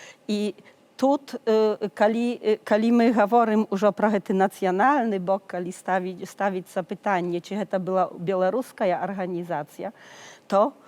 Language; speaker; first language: Polish; non-native, learner; Belarusian